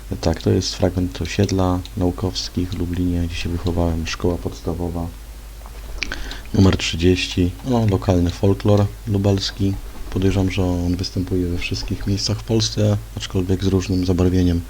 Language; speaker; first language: Polish; native; Polish